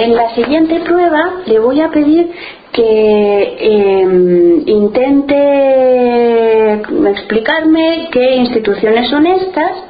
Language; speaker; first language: Spanish; native; Spanish